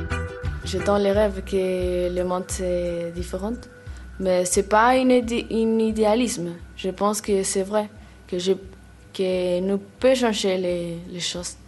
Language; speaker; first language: French; non-native, learner; Spanish